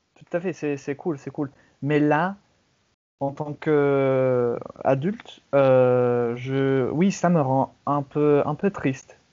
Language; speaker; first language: French; non-native, fluent; English